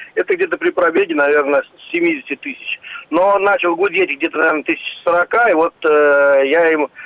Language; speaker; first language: Russian; native; Russian